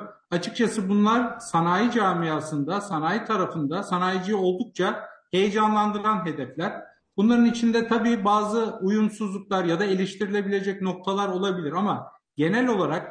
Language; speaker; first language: Turkish; native; Turkish